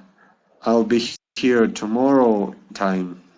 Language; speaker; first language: English; non-native, learner; Russian